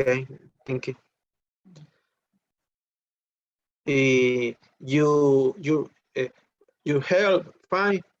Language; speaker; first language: English; non-native, learner; Spanish